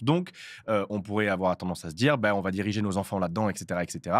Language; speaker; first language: French; native; French